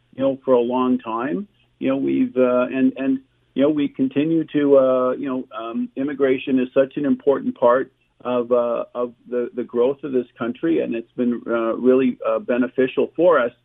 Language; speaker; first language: English; native; English